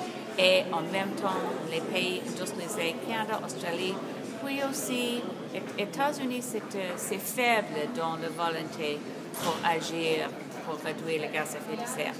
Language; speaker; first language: French; non-native, learner; English